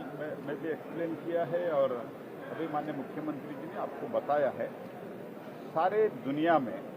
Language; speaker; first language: Hindi; non-native, local second language; Kannada